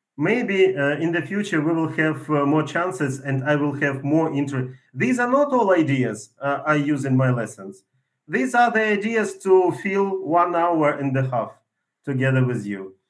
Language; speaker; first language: English; non-native, fluent; Ukrainian